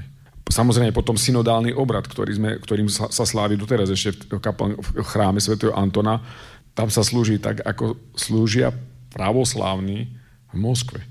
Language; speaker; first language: Slovak; native; Slovak